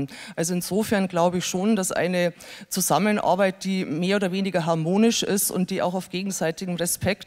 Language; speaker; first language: German; native; German